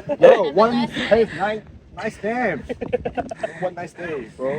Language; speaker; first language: English; non-native, learner; Chinese